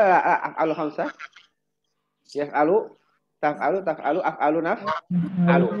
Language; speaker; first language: Arabic; non-native, fluent; Indonesian